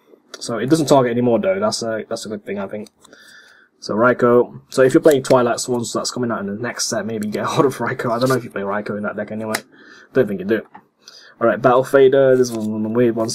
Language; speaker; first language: English; native; English